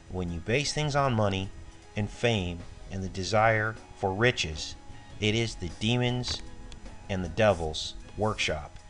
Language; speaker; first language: English; native; English